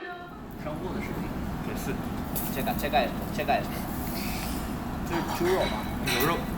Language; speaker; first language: Chinese; non-native, learner; Spanish